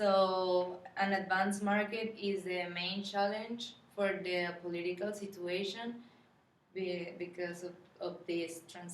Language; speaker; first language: English; non-native, learner; Spanish